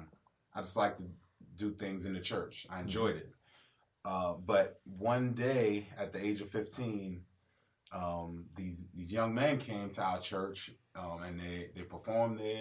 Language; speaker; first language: English; native; English